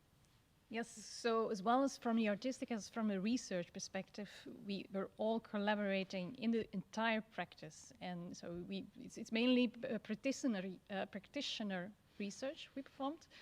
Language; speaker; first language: English; non-native, fluent; Dutch